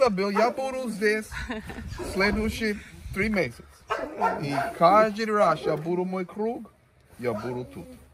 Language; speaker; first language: Ukrainian; non-native, learner; English